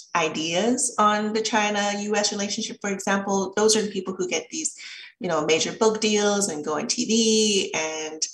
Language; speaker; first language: English; early bilingual, other home language; Chinese